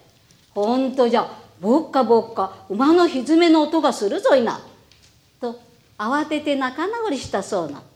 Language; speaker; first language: Japanese; native; Japanese